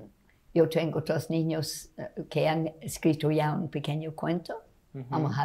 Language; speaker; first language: Spanish; non-native, fluent; English